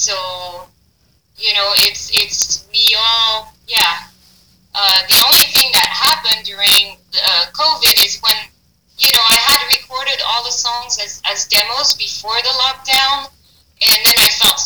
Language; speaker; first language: English; non-native, fluent; French